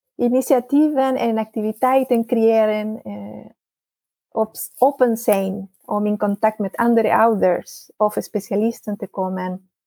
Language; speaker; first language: Dutch; non-native, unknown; Spanish